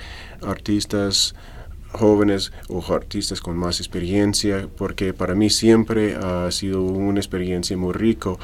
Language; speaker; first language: Spanish; non-native, fluent; English